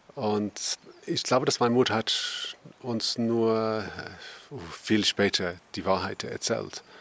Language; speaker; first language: German; non-native, learner; English